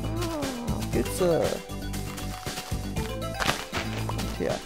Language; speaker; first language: German; native; German